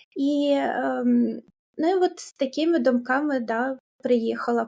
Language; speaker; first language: Ukrainian; non-native, local second language; Russian